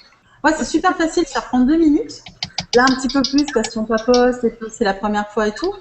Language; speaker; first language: French; native; French